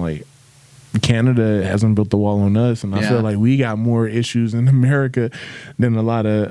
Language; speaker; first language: English; native; English